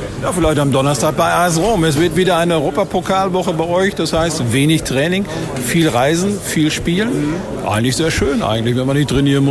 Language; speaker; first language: German; native; German